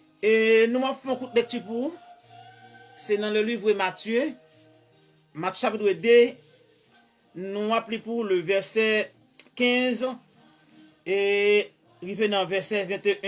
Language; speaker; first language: French; non-native, learner; Haitian Creole